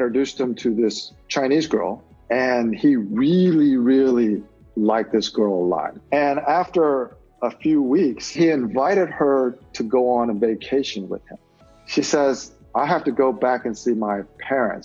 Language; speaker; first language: English; native; English